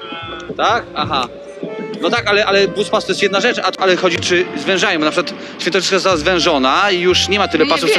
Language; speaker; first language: Polish; native; Polish